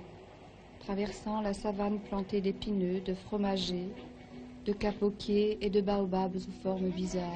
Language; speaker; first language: French; native; French